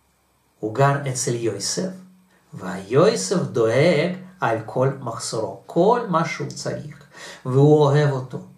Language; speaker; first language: Hebrew; non-native, fluent; Russian